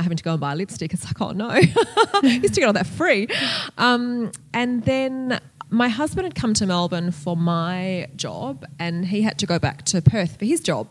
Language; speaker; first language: English; native; English